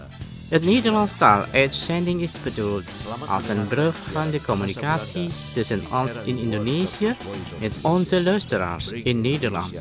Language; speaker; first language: Dutch; non-native, learner; Indonesian